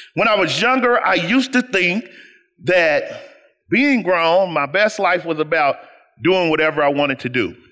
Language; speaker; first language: English; native; English